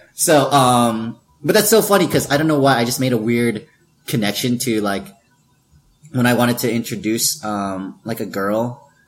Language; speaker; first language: English; early bilingual, other home language; Filipino